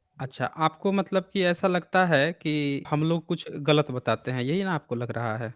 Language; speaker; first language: Hindi; native; Hindi